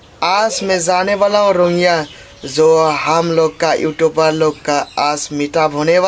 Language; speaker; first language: Hindi; non-native, local second language; Bodo